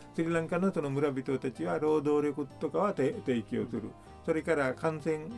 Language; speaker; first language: Japanese; non-native, fluent; Sinhala